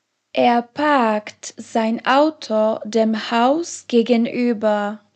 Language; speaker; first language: German; non-native, fluent; Slovak